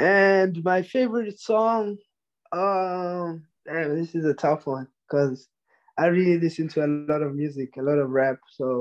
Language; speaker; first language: English; non-native, local second language; Zulu